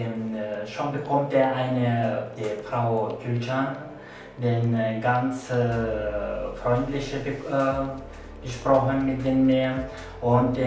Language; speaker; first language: German; non-native, learner; Turkish